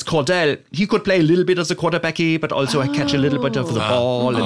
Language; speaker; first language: English; non-native, fluent; German